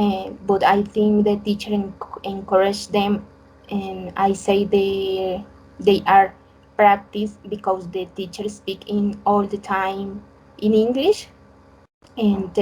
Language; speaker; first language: English; non-native, learner; Spanish